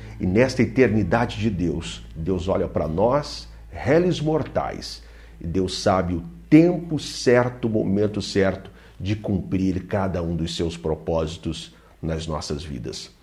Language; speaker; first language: Portuguese; native; Portuguese